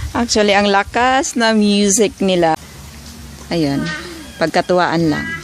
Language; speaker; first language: Filipino; non-native, local second language; Cebuano